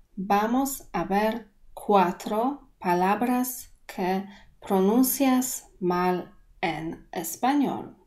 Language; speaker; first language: Spanish; non-native, fluent; Polish